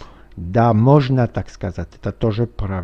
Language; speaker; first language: Russian; non-native, fluent; French